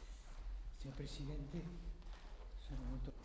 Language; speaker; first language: Italian; early bilingual, heritage; Spanish